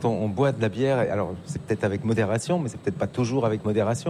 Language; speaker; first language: French; native; French